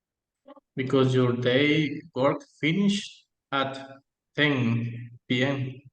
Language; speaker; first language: English; non-native, learner; Spanish